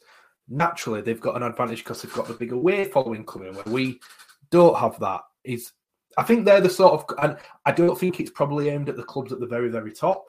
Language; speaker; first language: English; native; English